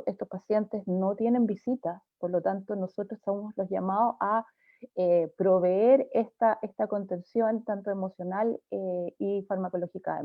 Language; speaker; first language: Spanish; native; Spanish